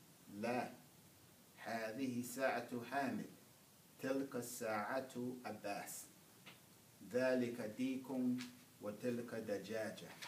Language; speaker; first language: Arabic; non-native, fluent; English